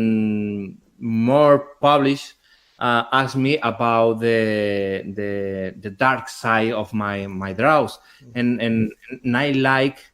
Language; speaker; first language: English; non-native, learner; Spanish